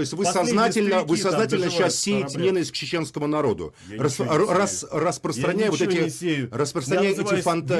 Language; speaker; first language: Russian; native; Russian